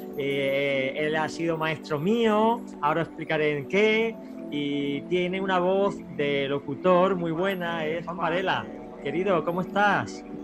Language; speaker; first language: Spanish; native; Spanish